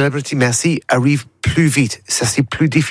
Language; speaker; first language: French; non-native, learner; English